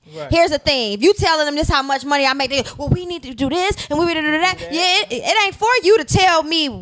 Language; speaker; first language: English; native; English